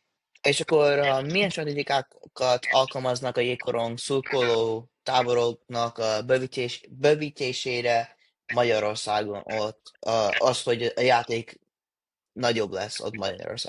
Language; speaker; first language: Hungarian; early bilingual, heritage; English